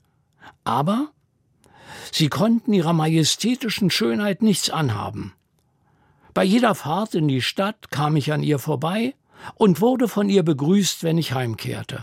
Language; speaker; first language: German; native; German